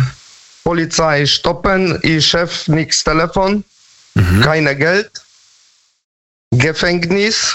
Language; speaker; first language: German; non-native, learner; Polish